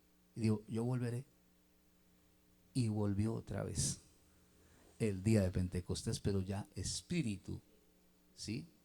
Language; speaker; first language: Spanish; native; Spanish